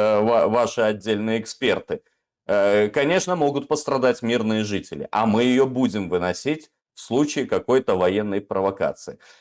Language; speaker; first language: Russian; native; Russian